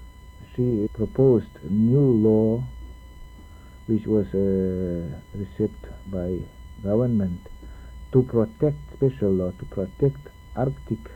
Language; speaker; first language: English; non-native, learner; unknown